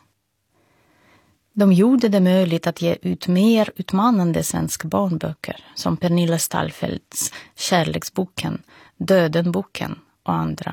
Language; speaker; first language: Swedish; non-native, fluent; Russian